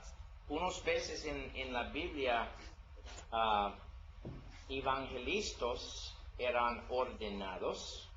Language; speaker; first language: Spanish; non-native, learner; English